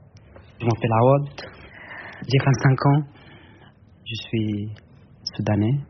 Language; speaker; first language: French; non-native, learner; Arabic